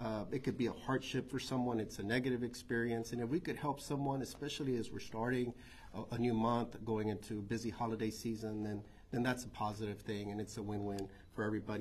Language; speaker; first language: English; early bilingual, other home language; Spanish